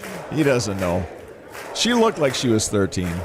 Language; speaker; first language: English; native; English